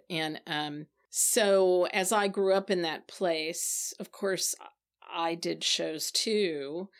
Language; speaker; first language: English; native; English